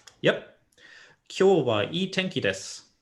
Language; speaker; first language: Japanese; non-native, fluent; English